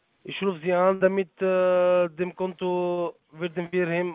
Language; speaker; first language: German; non-native, learner; Arabic